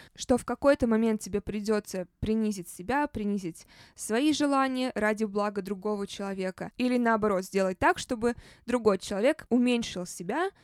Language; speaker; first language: Russian; native; Russian